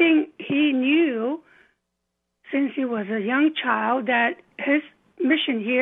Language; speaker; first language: English; non-native, local second language; Cantonese